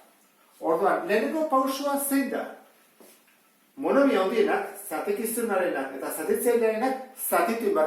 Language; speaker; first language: Basque; native; Basque